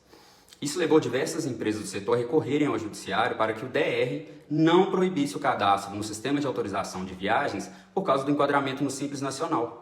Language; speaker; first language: Portuguese; native; Portuguese